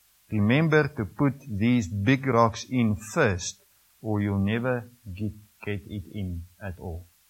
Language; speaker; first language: English; non-native, local second language; Afrikaans